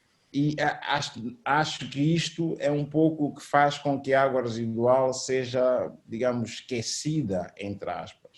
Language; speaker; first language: Portuguese; native; Portuguese